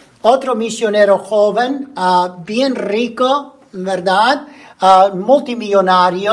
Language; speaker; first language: Spanish; non-native, fluent; English